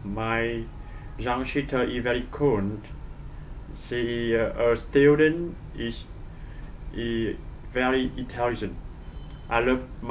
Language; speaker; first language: English; non-native, learner; Vietnamese